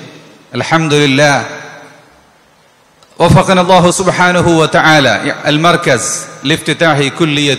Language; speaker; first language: Arabic; non-native, fluent; Malayalam